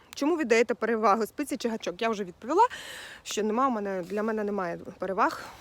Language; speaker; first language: Ukrainian; non-native, local second language; Russian